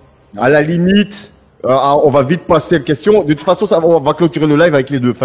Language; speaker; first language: French; native; French